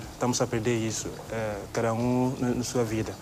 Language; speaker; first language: Portuguese; non-native, learner; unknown